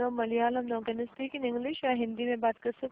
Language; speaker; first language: Hindi; non-native, learner; Malayalam